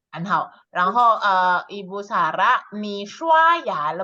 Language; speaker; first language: Chinese; non-native, fluent; Indonesian